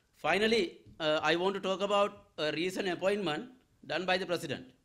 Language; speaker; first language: English; non-native, local second language; Sinhala